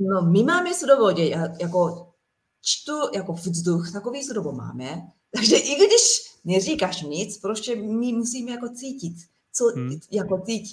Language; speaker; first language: Czech; non-native, learner; Japanese